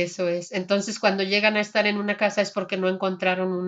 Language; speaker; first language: Spanish; native; Spanish